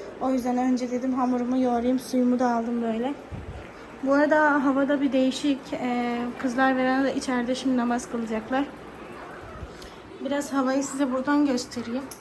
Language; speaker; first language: Turkish; native; Turkish